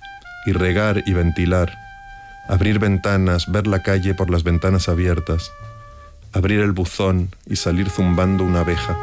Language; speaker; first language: Spanish; native; Spanish